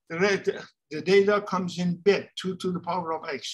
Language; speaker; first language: English; non-native, fluent; Persian